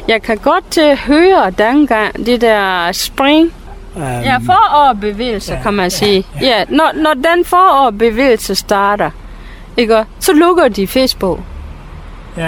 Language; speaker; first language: Danish; non-native, fluent; Burmese